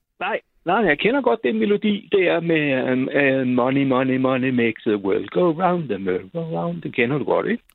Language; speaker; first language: Danish; native; Danish